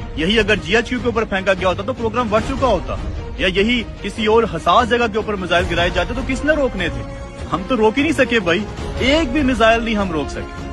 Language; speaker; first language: Urdu; non-native, local second language; Punjabi